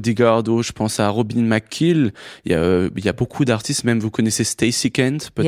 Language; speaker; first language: French; native; French